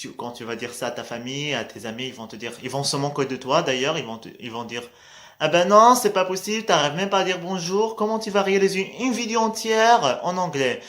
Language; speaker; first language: French; non-native, local second language; Arabic